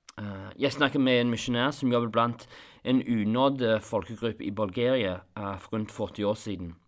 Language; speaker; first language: Norwegian; non-native, fluent; English